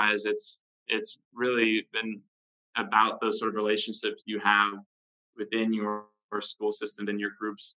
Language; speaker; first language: English; native; English